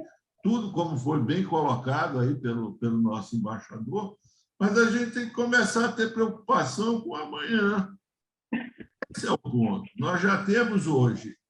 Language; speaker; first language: Portuguese; native; Portuguese